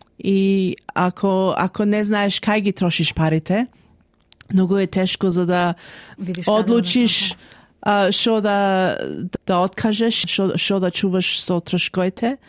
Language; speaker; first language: Macedonian; early bilingual, heritage; Macedonian